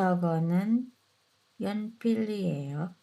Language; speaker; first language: Korean; non-native, learner; Indonesian